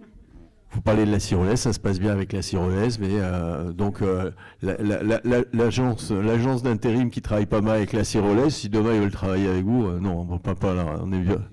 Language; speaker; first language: French; native; French